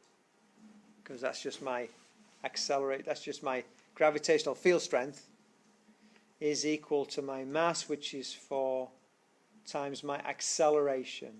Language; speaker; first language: English; native; English